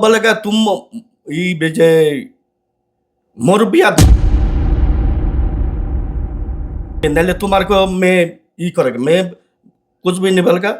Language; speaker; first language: Hindi; non-native, learner; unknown